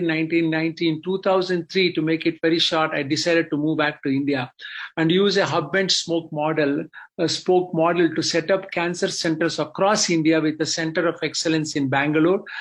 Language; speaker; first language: English; non-native, local second language; Kannada